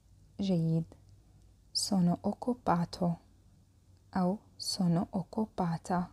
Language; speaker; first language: Italian; non-native, fluent; Arabic